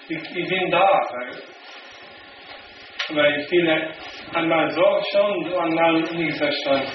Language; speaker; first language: German; non-native, learner; Slovenian